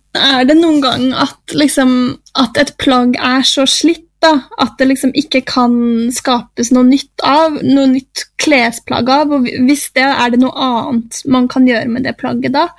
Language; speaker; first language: Norwegian; native; Norwegian